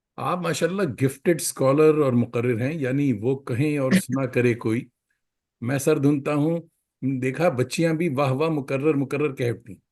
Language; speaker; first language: Urdu; native; Urdu